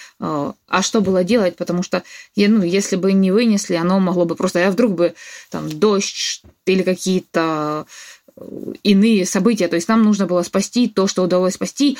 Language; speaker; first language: Russian; native; Russian